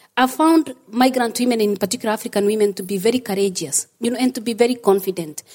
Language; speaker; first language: English; non-native, local second language; Kikuyu